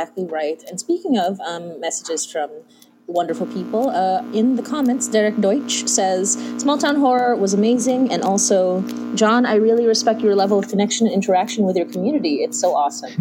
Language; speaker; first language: English; non-native, local second language; Filipino